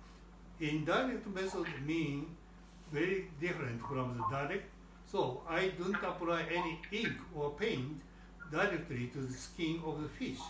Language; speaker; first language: English; non-native, learner; Japanese